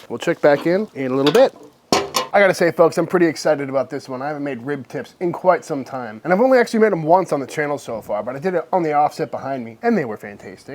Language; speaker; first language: English; native; English